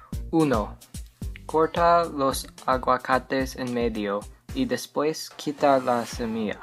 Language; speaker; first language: Spanish; non-native, learner; English